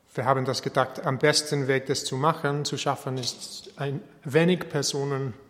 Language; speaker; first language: German; non-native, fluent; English